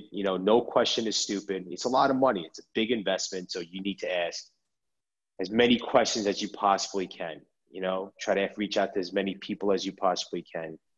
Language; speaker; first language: English; native; English